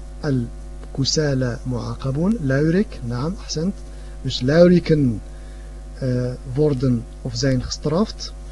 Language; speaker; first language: Dutch; early bilingual, other home language; Arabic